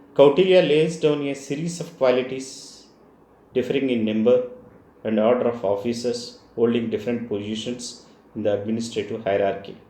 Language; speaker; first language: English; non-native, local second language; Telugu